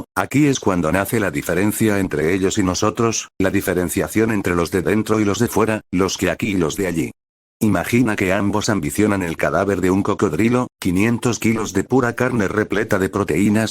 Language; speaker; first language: Spanish; native; Spanish